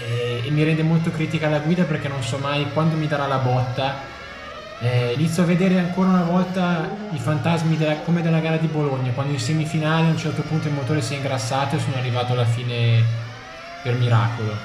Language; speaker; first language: Italian; native; Italian